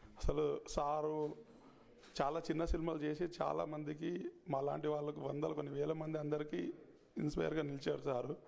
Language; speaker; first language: Telugu; native; Telugu